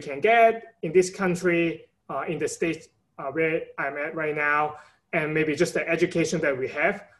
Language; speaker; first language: English; non-native, local second language; Cantonese